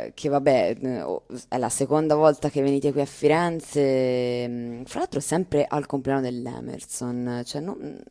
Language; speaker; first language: Italian; native; Italian